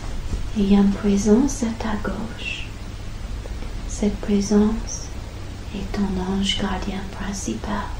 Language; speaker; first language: French; non-native, fluent; English